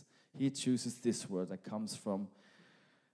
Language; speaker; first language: English; non-native, fluent; Norwegian